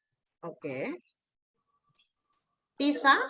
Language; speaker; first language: English; non-native, fluent; Indonesian